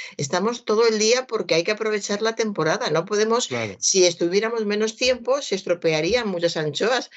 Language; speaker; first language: Spanish; native; Spanish